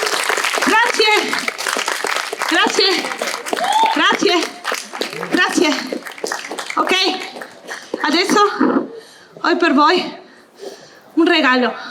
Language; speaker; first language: Italian; non-native, learner; Spanish